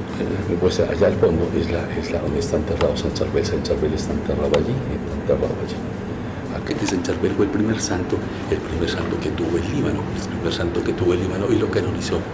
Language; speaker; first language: Spanish; native; Spanish